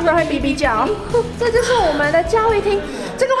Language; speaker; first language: Chinese; native; Chinese